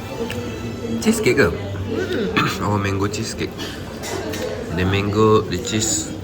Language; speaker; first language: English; non-native, local second language; Malay